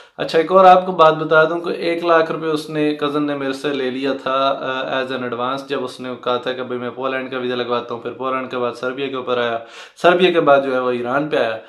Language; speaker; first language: Hindi; non-native, local second language; Punjabi